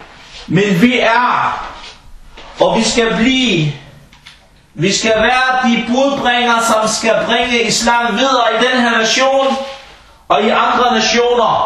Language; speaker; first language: Danish; early bilingual, other home language; Arabic